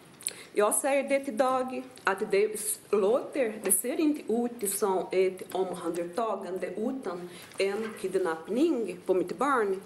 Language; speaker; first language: Swedish; non-native, fluent; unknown